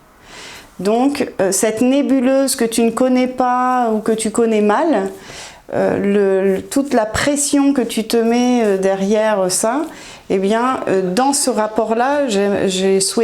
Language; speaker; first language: French; native; French